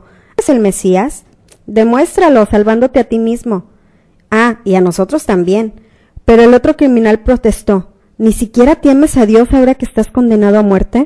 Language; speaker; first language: Spanish; native; Spanish